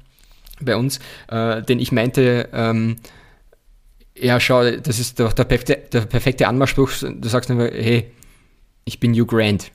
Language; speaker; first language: German; native; German